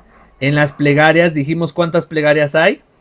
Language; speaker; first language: Spanish; native; Spanish